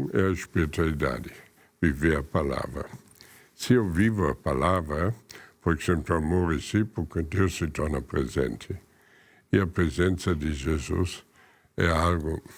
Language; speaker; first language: Portuguese; non-native, fluent; German